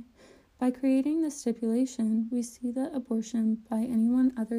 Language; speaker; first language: English; native; English